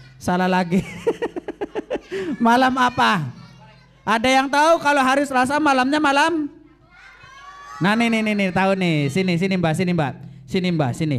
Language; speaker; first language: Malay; non-native, local second language; Javanese